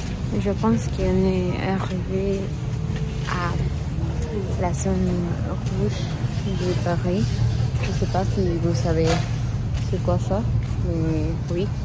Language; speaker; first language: French; non-native, learner; Spanish